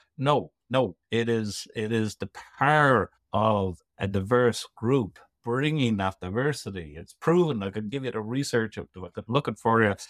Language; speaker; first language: English; native; English